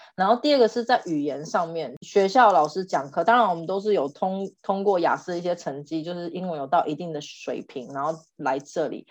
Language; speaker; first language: Chinese; native; Chinese